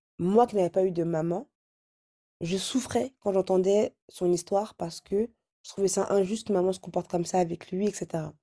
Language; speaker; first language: French; early bilingual, other home language; Arabic